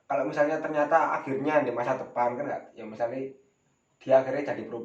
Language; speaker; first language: Indonesian; native; Indonesian